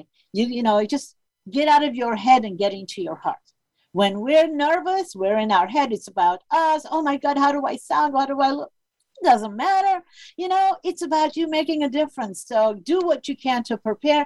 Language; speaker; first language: English; non-native, fluent; Armenian